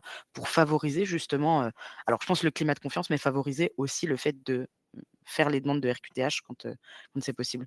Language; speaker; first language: French; native; French